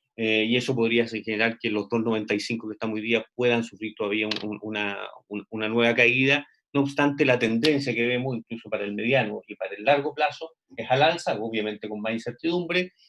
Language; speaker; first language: Spanish; native; Spanish